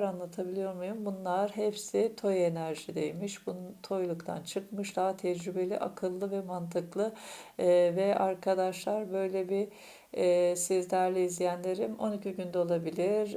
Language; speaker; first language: Turkish; native; Turkish